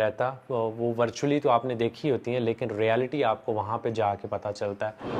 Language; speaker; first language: Urdu; native; Urdu